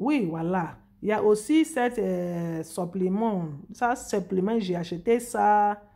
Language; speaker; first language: French; non-native, fluent; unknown